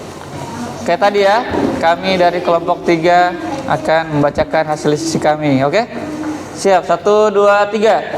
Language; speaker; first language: Indonesian; native; Indonesian